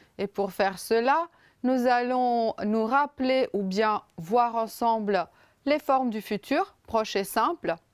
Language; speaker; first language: French; non-native, fluent; Romanian